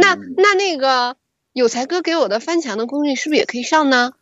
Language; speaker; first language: Chinese; native; Chinese